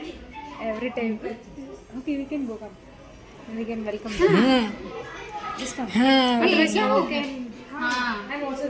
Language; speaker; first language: English; non-native, local second language; Hindi